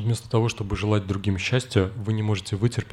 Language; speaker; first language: Russian; native; Russian